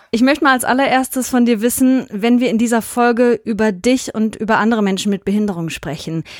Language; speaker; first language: German; native; German